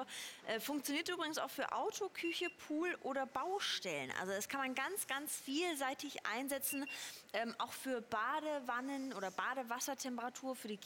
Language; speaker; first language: German; native; German